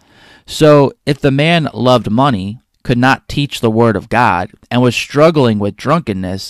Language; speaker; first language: English; native; English